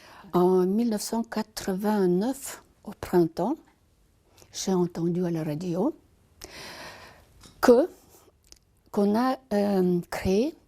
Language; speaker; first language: French; non-native, fluent; Lithuanian